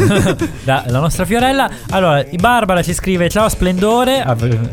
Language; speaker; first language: Italian; native; Italian